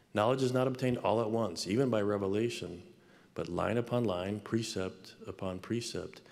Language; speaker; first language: English; native; English